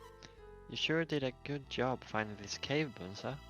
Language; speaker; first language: English; non-native, fluent; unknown